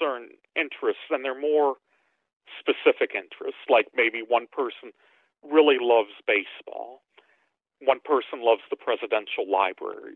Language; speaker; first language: English; native; English